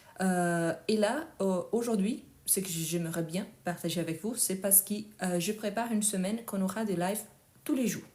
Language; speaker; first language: French; non-native, fluent; Portuguese